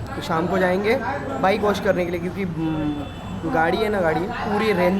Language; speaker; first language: Hindi; non-native, local second language; Marathi